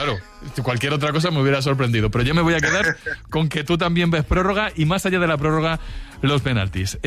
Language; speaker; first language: Spanish; native; Spanish